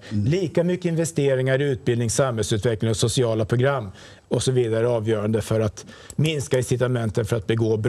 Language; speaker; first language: Swedish; native; Swedish